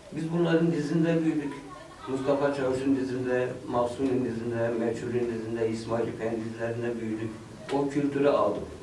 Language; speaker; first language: Turkish; native; Turkish